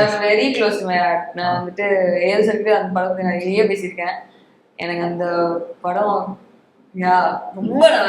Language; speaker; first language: Tamil; native; Tamil